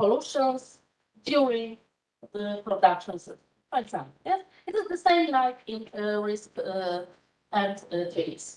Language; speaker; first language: English; non-native, fluent; Polish